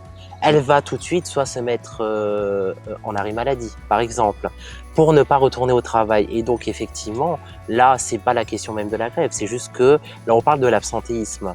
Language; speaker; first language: French; native; French